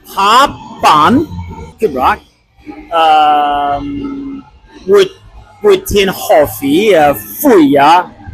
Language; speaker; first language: Welsh; non-native, learner; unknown